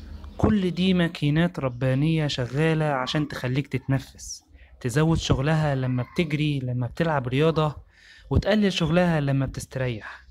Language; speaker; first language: Arabic; native; Arabic